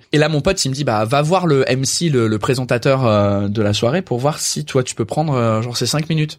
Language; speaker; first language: French; non-native, fluent; English